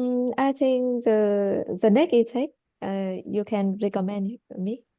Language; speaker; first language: English; non-native, learner; Vietnamese